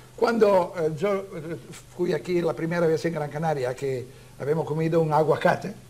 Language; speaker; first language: Spanish; non-native, learner; Italian